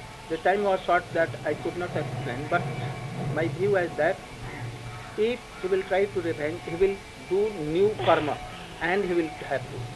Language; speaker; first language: English; non-native, local second language; Hindi